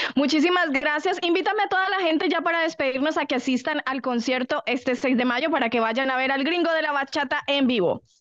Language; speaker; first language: Spanish; native; Spanish